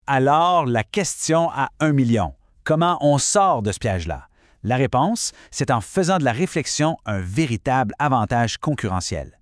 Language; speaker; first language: French; native; French